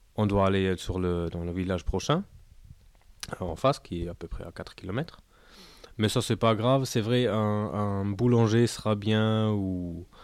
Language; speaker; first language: French; non-native, fluent; German